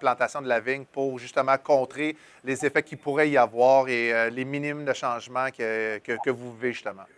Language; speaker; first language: French; native; French